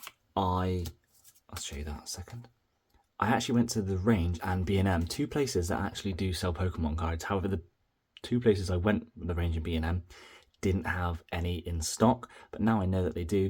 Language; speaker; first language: English; native; English